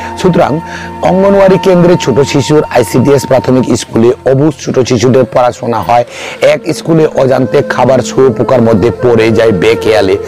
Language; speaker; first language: Bangla; non-native, local second language; Kok Borok